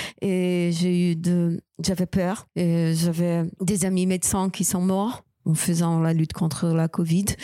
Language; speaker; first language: French; non-native, fluent; Portuguese